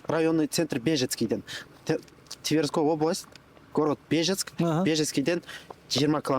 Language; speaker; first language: Russian; non-native, local second language; Kyrgyz